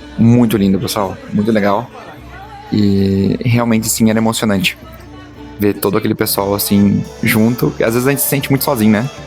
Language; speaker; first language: Portuguese; native; Portuguese